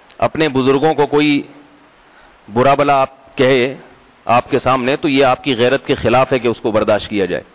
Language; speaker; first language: Urdu; native; Urdu